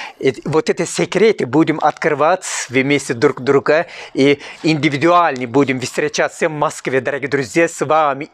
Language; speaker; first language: Russian; non-native, learner; Turkish